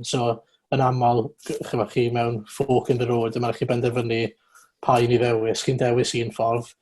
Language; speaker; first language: Welsh; native; Welsh